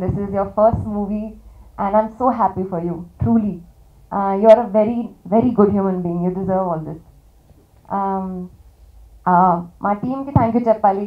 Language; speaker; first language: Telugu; non-native, learner; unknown